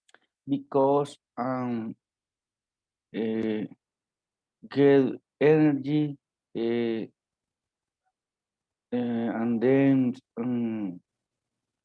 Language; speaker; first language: English; non-native, learner; Spanish